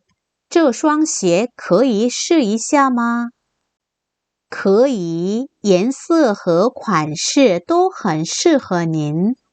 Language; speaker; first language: Chinese; non-native, fluent; Korean